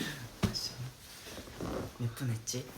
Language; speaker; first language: Korean; non-native, fluent; Japanese